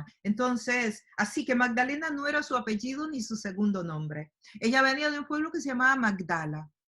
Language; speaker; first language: Spanish; native; Spanish